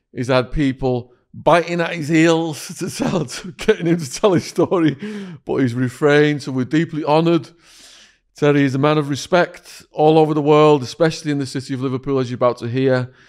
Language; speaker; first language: English; native; English